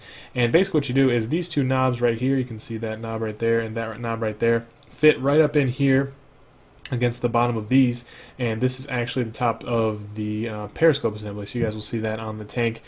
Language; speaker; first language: English; native; English